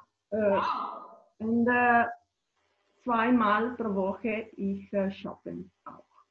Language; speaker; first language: German; non-native, learner; Italian